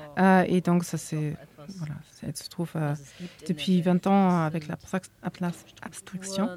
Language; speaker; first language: French; non-native, fluent; German